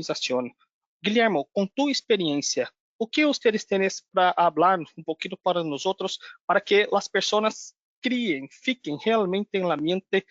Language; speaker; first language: Spanish; non-native, learner; Portuguese